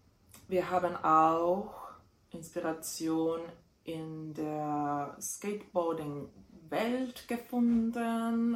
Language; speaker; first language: German; non-native, fluent; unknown